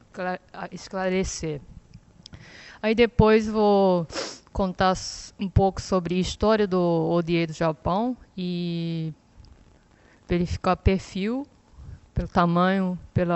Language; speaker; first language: Portuguese; non-native, fluent; Japanese